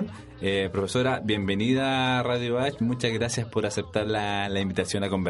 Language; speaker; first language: Spanish; native; Spanish